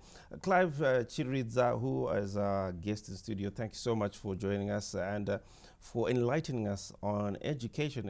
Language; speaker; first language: English; non-native, local second language; Shona